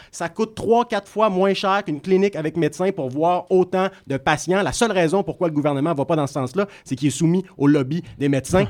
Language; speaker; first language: French; native; French